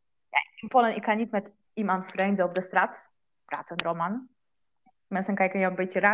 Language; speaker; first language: Dutch; non-native, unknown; Polish